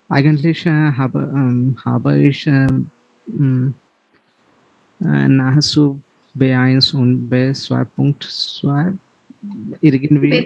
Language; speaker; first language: German; non-native, learner; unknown